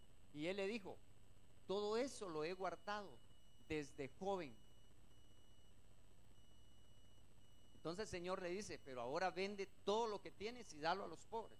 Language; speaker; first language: Spanish; native; Spanish